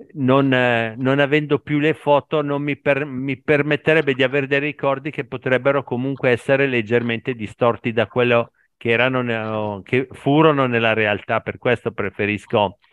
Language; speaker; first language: Italian; native; Italian